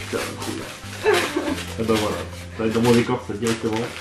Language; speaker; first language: French; native; French